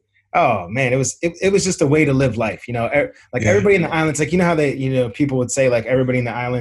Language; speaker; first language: English; native; English